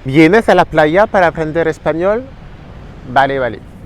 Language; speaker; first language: Spanish; non-native, fluent; French